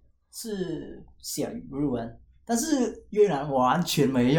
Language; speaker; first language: Chinese; non-native, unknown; Vietnamese